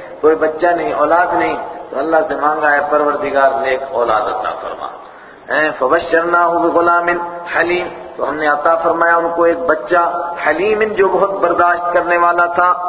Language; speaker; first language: Urdu; non-native, local second language; Punjabi